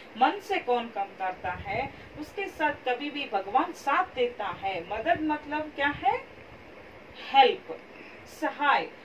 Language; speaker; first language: Hindi; non-native, local second language; Kannada